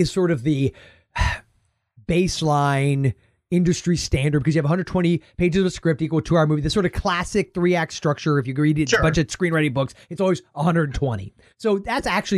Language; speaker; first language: English; native; English